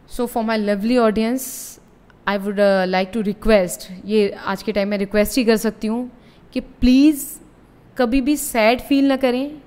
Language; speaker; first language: Hindi; native; Hindi